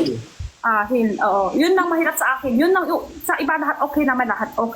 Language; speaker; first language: Filipino; non-native, learner; Chinese